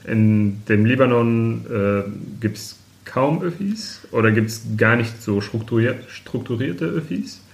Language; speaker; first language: German; non-native, fluent; Arabic